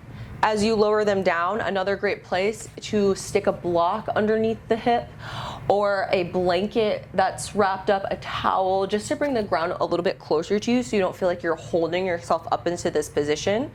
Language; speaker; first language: English; native; English